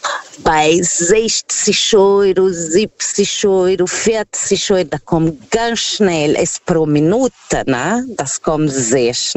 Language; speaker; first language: German; non-native, fluent; Portuguese